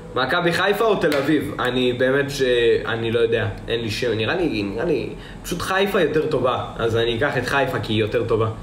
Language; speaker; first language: Hebrew; early bilingual, other home language; Russian